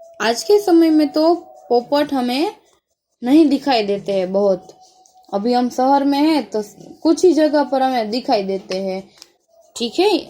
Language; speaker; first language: Hindi; non-native, local second language; Gujarati